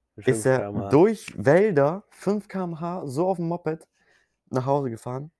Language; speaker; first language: German; early bilingual, other home language; Polish